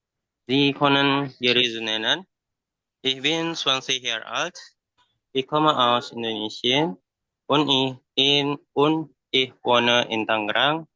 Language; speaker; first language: German; non-native, learner; Indonesian